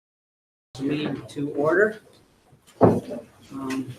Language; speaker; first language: English; native; English